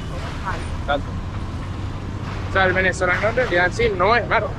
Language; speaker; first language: Spanish; native; Spanish